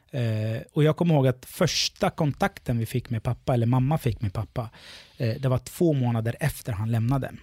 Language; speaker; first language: Swedish; early bilingual, other home language; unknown